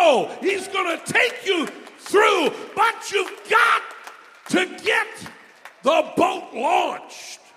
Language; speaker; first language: English; native; English